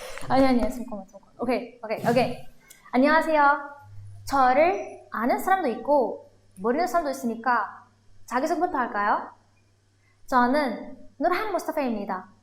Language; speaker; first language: Korean; non-native, fluent; Arabic